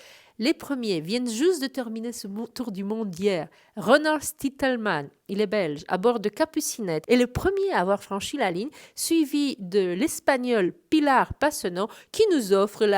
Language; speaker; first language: French; native; French